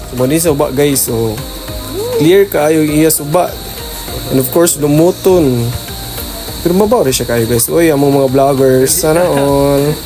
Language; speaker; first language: Cebuano; native; Cebuano